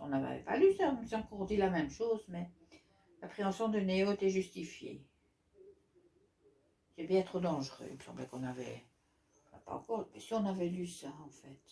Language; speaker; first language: French; native; French